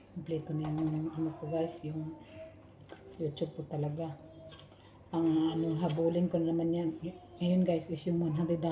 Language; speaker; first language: Filipino; non-native, local second language; Cebuano